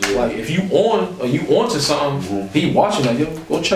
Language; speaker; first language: English; native; English